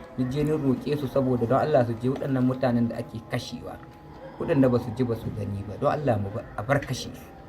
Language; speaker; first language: Hausa; non-native, local second language; Fula